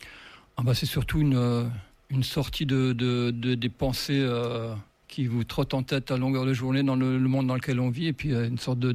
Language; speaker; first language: French; native; French